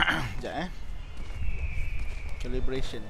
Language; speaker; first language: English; non-native, local second language; Malay